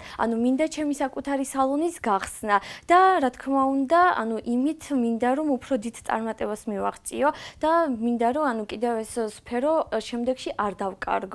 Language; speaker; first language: Georgian; non-native, local second language; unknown